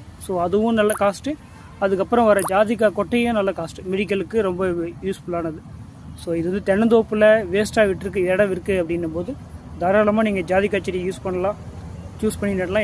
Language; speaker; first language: Tamil; native; Tamil